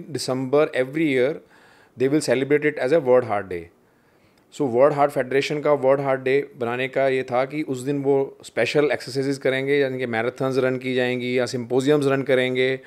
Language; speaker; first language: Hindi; non-native, local second language; Punjabi